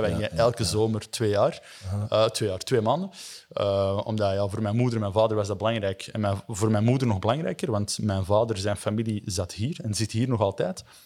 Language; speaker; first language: Dutch; native; Dutch